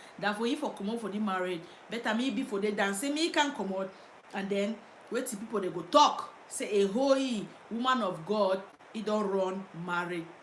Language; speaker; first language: Nigerian Pidgin; native; Nigerian Pidgin